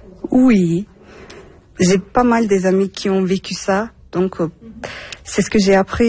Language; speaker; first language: French; non-native, fluent; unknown